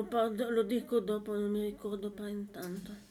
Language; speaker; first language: Italian; non-native, learner; French